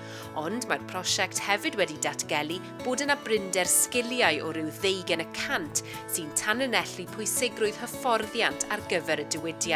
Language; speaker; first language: Welsh; native; Welsh